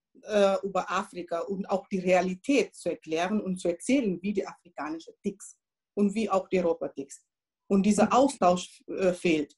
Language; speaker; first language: German; non-native, learner; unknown